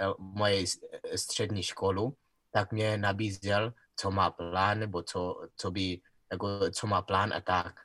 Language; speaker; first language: Czech; non-native, learner; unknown